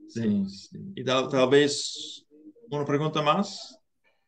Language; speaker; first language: Spanish; non-native, learner; English